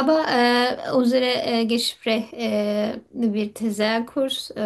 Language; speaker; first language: German; non-native, learner; Turkish